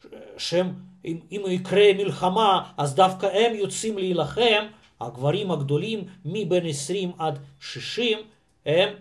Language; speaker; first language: Hebrew; non-native, fluent; Russian